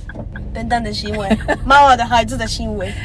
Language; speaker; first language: Chinese; early bilingual, heritage; Japanese